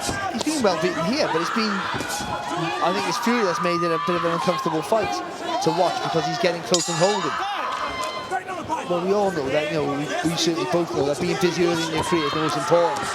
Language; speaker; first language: English; native; English